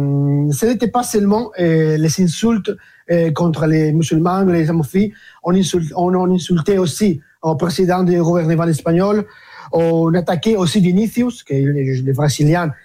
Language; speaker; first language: French; non-native, fluent; Spanish